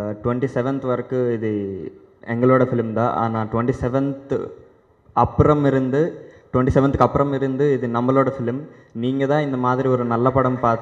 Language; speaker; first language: Tamil; non-native, learner; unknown